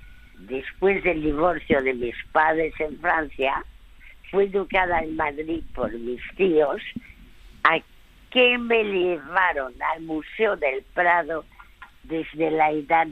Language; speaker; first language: Spanish; early bilingual, other home language; French